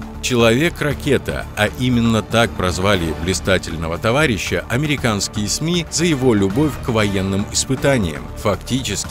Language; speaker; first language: Russian; native; Russian